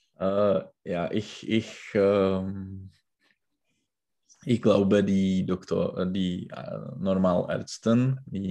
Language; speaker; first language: German; non-native, learner; Czech